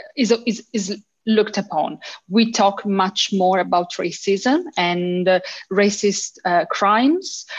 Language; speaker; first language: English; early bilingual, heritage; Italian